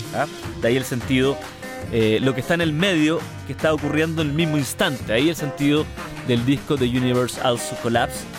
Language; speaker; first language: Spanish; native; Spanish